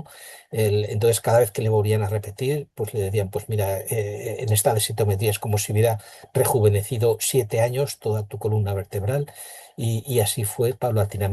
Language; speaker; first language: Spanish; native; Spanish